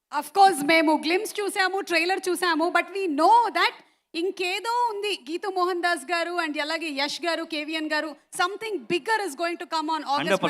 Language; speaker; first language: Telugu; native; Telugu